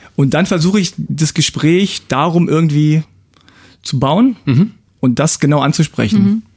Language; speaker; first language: German; early bilingual, other home language; Korean